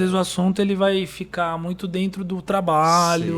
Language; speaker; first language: Portuguese; native; Portuguese